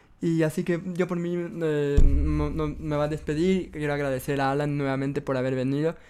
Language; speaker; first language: Spanish; native; Spanish